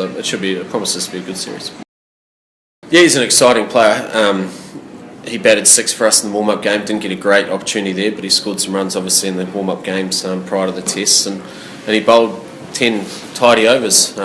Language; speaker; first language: English; native; English